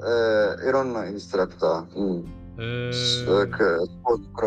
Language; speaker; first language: Japanese; non-native, learner; Arabic